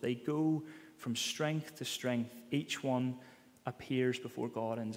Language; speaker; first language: English; native; English